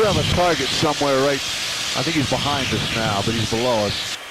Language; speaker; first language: English; native; English